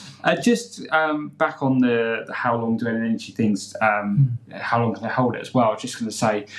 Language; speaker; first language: English; native; English